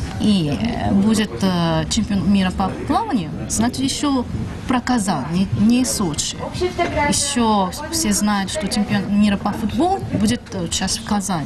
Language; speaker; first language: Russian; non-native, fluent; Japanese